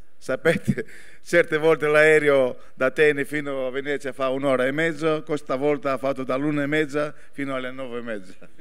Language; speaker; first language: Italian; non-native, fluent; Greek